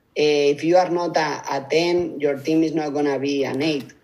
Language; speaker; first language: English; non-native, fluent; Spanish